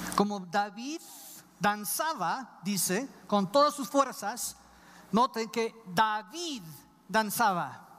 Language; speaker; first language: Spanish; non-native, fluent; English